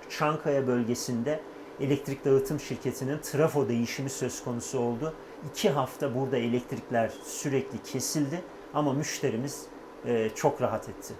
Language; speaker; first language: Turkish; native; Turkish